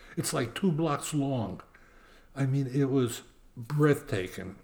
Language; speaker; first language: English; native; English